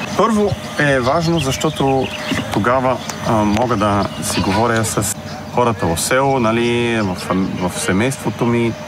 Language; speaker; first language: Bulgarian; non-native, fluent; German